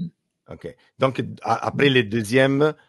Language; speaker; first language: French; non-native, learner; Italian